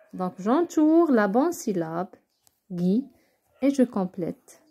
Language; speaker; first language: French; native; French